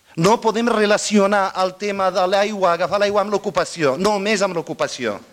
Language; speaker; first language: Catalan; non-native, fluent; Arabic